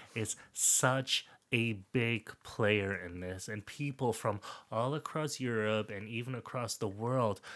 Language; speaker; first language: English; non-native, fluent; German